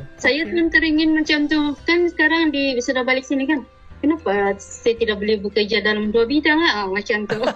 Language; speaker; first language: Malay; native; Malay